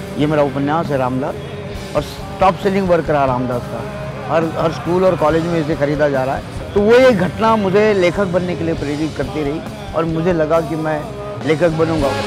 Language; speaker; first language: Hindi; non-native, local second language; Marathi